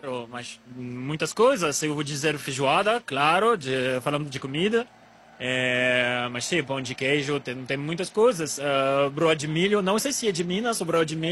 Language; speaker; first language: Portuguese; non-native, learner; French